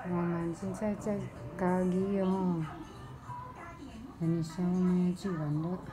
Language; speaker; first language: Chinese; non-native, fluent; Filipino